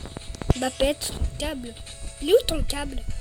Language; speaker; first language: French; native; French